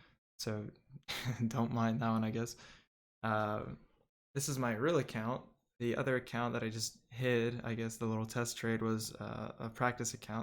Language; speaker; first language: English; native; English